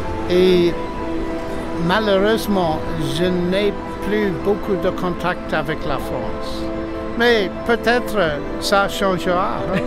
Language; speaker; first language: French; non-native, fluent; English